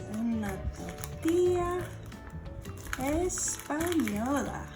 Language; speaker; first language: Spanish; non-native, learner; English